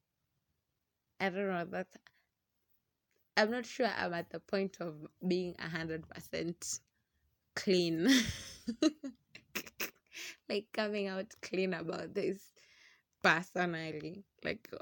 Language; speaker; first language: English; non-native, local second language; Swahili